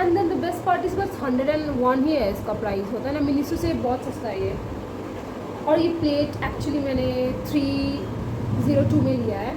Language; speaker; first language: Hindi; non-native, local second language; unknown